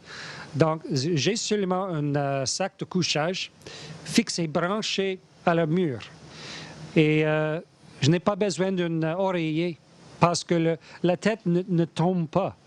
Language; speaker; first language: French; non-native, learner; English